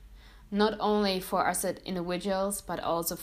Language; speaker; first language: English; non-native, fluent; German